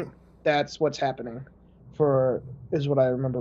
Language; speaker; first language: English; native; English